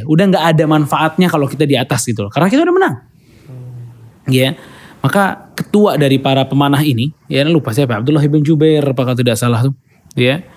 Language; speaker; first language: Indonesian; native; Indonesian